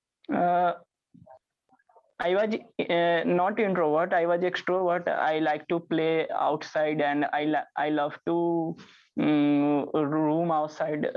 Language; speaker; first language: English; non-native, learner; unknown